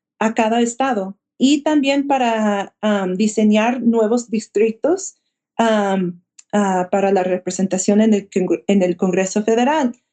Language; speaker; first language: Spanish; early bilingual, heritage; Spanish